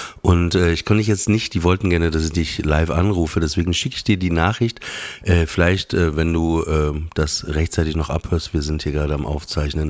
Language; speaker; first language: German; native; German